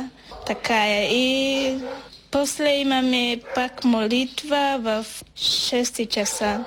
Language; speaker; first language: Bulgarian; non-native, learner; Swahili